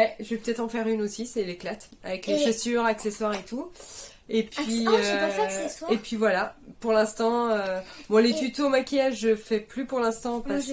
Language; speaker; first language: French; native; French